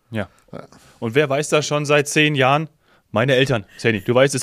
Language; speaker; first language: German; native; German